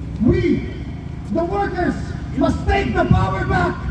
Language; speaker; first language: English; non-native, local second language; Filipino